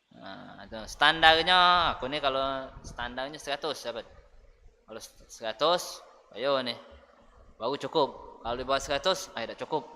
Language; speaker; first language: Malay; native; Malay